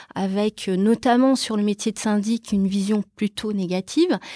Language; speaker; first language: French; early bilingual, other home language; Portuguese